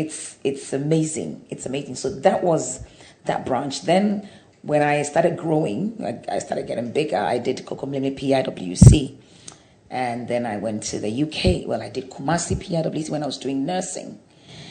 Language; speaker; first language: English; non-native, local second language; Akan